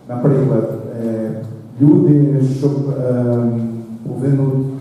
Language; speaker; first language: Ukrainian; non-native, learner; Portuguese